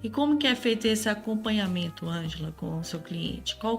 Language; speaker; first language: Portuguese; native; Portuguese